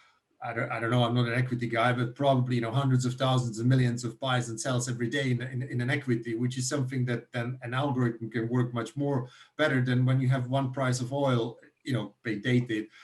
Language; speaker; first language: English; non-native, fluent; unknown